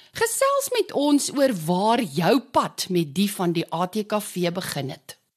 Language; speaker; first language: Afrikaans; native; Afrikaans